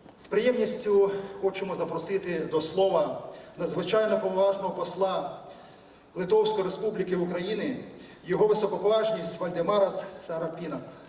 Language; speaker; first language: Ukrainian; native; Ukrainian